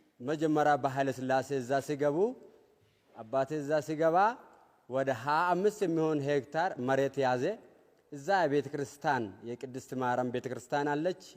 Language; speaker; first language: Amharic; non-native, local second language; Oromo